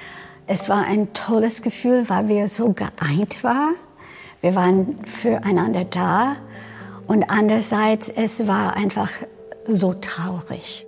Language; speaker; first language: German; non-native, fluent; English